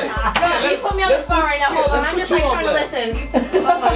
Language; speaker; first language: English; native; English